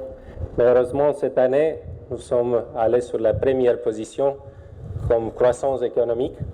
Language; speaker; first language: French; non-native, fluent; Romanian